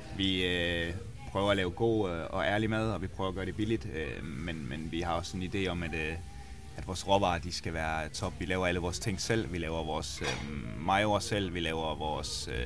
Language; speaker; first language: Danish; native; Danish